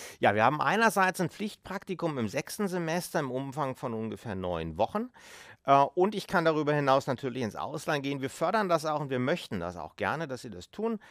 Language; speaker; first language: German; native; German